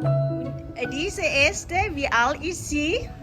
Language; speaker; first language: German; non-native, learner; Thai